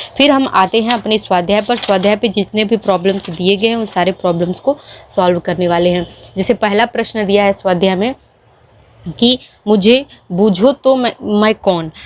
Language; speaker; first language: Hindi; native; Hindi